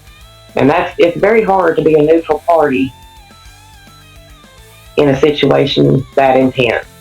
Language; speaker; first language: English; native; English